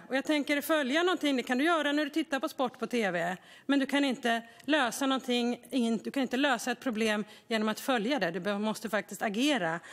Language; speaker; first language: Swedish; native; Swedish